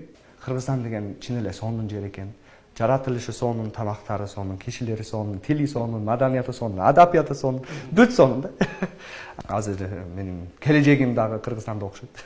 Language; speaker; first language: Kyrgyz; non-native, fluent; English